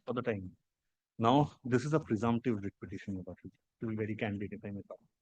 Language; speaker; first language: English; non-native, local second language; Bangla